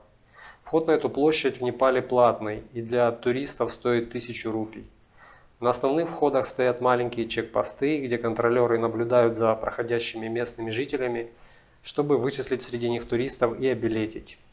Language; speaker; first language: Russian; native; Russian